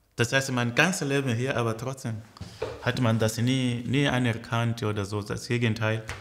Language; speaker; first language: German; early bilingual, other home language; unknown